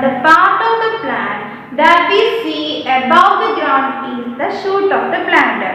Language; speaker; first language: English; non-native, local second language; Malayalam